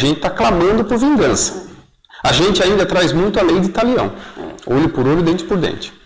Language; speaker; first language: Portuguese; native; Portuguese